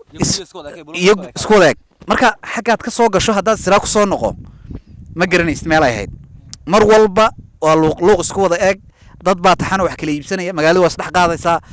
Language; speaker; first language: Somali; native; Somali